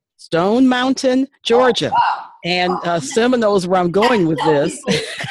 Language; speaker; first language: English; native; English